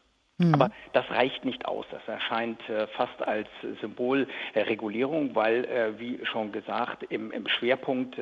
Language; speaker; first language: German; native; German